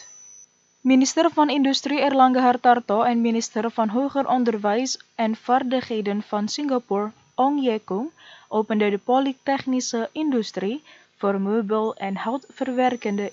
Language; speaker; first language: Dutch; non-native, fluent; Indonesian